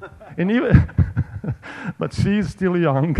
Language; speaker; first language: English; non-native, fluent; Romanian